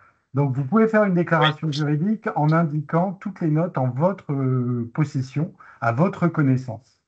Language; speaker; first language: French; native; French